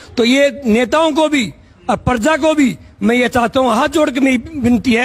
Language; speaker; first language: Hindi; native; Hindi